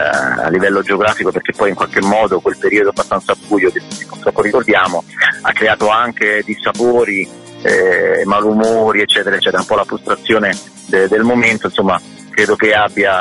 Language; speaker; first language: Italian; native; Italian